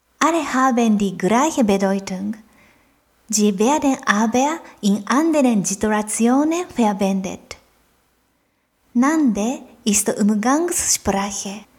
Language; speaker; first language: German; non-native, fluent; Japanese